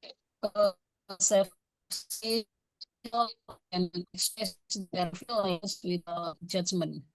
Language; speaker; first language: English; non-native, learner; Indonesian